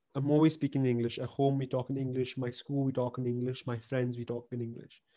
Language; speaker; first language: English; native; English